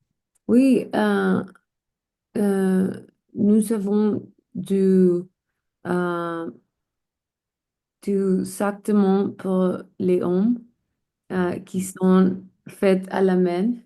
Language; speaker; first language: French; non-native, learner; English